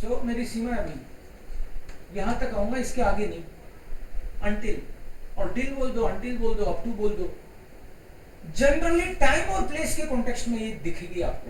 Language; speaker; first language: Hindi; native; Hindi